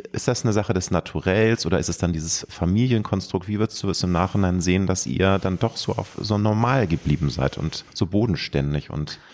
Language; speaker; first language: German; native; German